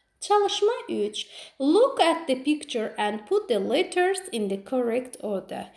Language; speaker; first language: English; non-native, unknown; Azerbaijani